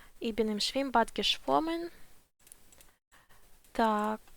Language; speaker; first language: German; non-native, fluent; Ukrainian